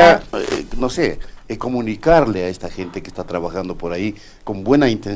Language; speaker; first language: Spanish; native; Spanish